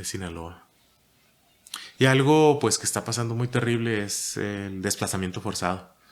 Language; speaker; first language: Spanish; native; Spanish